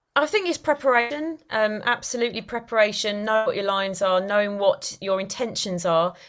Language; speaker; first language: English; native; English